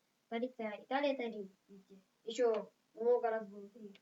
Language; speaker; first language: Russian; non-native, local second language; Kazakh